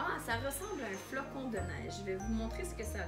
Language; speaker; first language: French; native; French